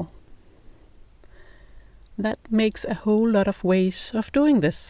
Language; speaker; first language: English; non-native, fluent; Danish